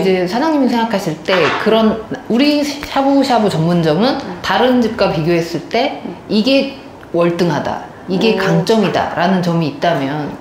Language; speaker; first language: Korean; native; Korean